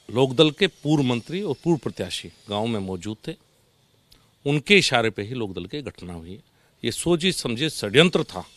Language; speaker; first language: Hindi; native; Hindi